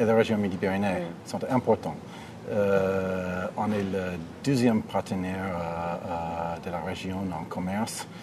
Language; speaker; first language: French; non-native, fluent; English